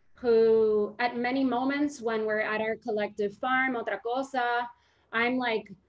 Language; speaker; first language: English; early bilingual, other home language; Spanish